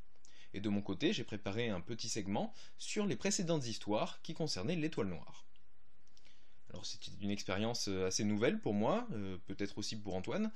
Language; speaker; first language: French; native; French